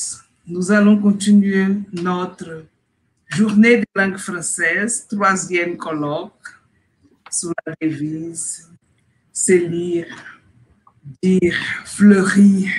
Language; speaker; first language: French; non-native, fluent; Portuguese